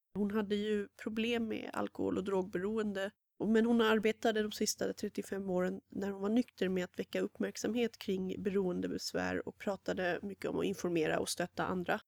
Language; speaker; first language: Swedish; native; Swedish